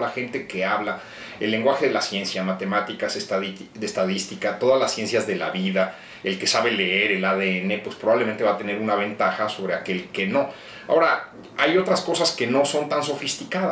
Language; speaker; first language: Spanish; native; Spanish